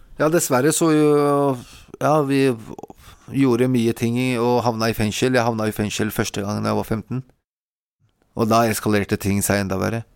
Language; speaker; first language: Norwegian; early bilingual, other home language; Kurdish